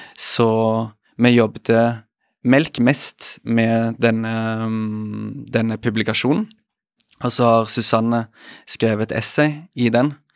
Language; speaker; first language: Norwegian; native; Norwegian